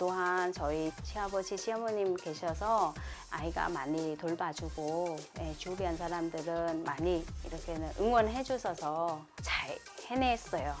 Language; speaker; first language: Korean; non-native, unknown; Vietnamese